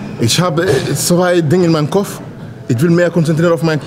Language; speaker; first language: German; non-native, fluent; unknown